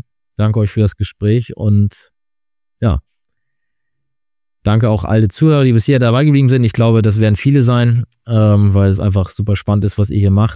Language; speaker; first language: German; native; German